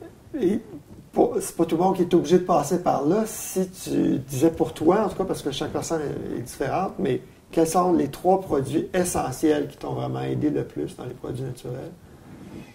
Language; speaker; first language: French; native; French